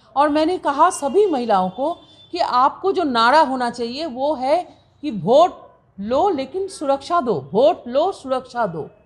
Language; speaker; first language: Hindi; non-native, local second language; Bangla